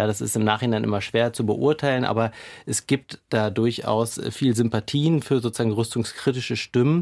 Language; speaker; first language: German; native; German